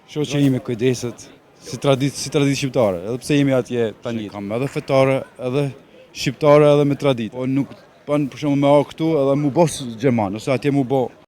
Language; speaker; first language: Albanian; early bilingual, heritage; Albanian